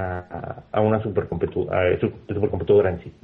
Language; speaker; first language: Spanish; native; Spanish